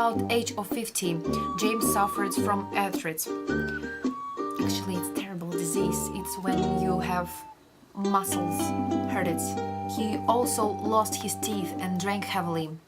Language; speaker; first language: English; non-native, learner; Russian